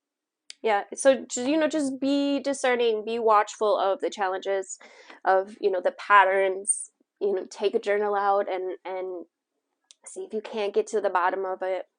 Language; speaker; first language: English; native; English